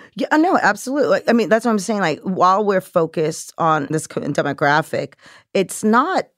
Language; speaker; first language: English; native; English